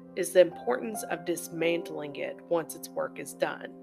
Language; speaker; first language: English; native; English